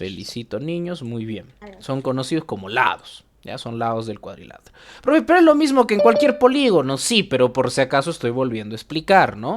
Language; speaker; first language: Spanish; native; Spanish